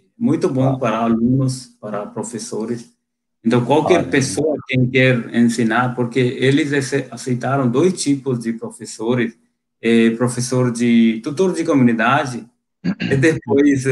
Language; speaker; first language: Portuguese; non-native, local second language; Hindi